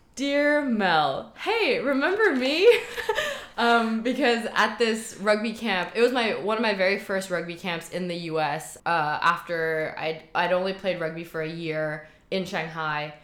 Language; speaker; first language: English; early bilingual, heritage; Chinese